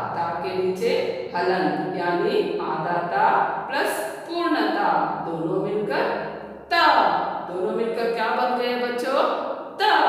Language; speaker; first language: Hindi; non-native, local second language; Kannada